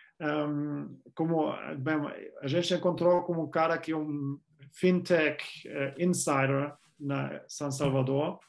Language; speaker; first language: Portuguese; non-native, fluent; German